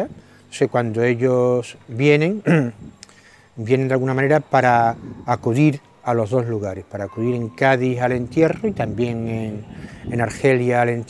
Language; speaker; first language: Spanish; native; Spanish